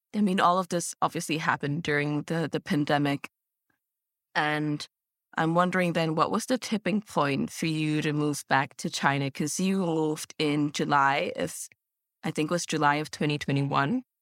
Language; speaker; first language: English; native; English